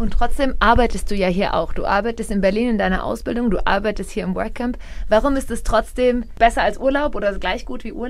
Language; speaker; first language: German; native; German